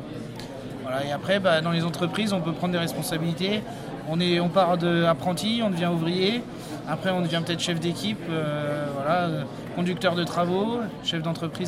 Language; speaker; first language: French; native; French